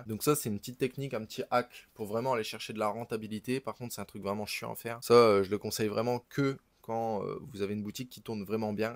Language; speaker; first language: French; native; French